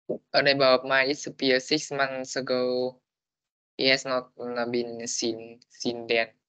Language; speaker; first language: English; non-native, learner; Vietnamese